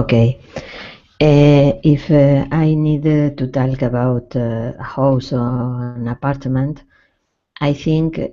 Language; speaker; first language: English; non-native, learner; Spanish